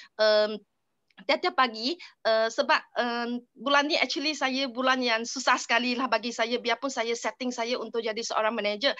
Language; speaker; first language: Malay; non-native, local second language; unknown